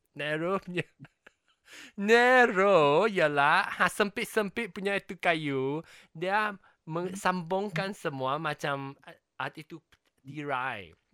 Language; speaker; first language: Malay; non-native, local second language; Chinese